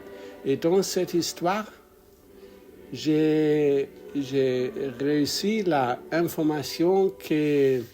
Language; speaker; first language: French; non-native, learner; English